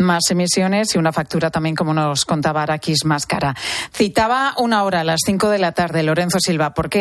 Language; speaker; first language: Spanish; native; Spanish